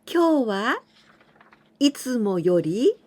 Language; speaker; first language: Japanese; non-native, fluent; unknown